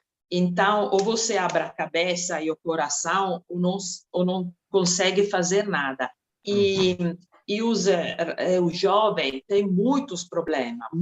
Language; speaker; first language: Portuguese; non-native, fluent; Italian